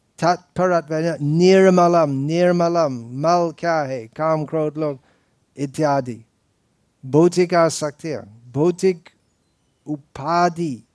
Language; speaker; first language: Hindi; non-native, fluent; English